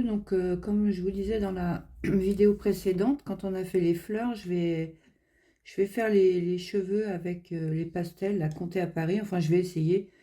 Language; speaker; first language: French; native; French